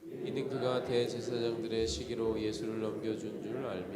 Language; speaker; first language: Korean; native; Korean